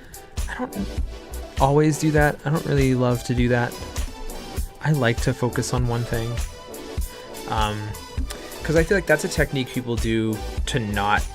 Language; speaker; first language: English; native; English